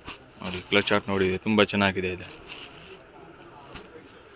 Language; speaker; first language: Kannada; non-native, local second language; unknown